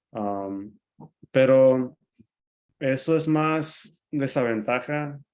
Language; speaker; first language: Spanish; early bilingual, other home language; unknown